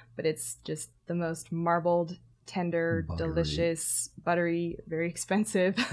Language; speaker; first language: English; native; English